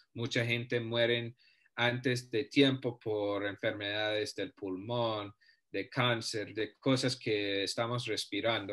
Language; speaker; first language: Spanish; non-native, fluent; English